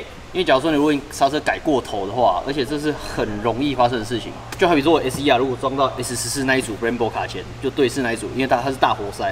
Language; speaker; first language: Chinese; native; Chinese